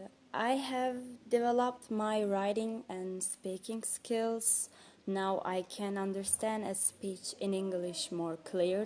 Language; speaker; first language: English; non-native, fluent; Turkish